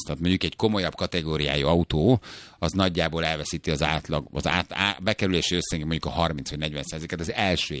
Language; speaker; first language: Hungarian; native; Hungarian